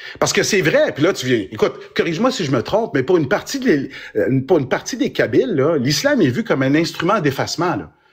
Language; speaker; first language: French; early bilingual, other home language; Arabic